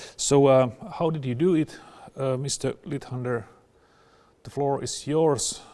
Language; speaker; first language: English; non-native, fluent; Finnish